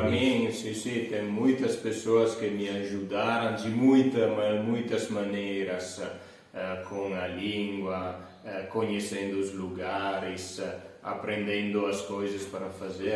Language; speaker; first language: Portuguese; non-native, fluent; Italian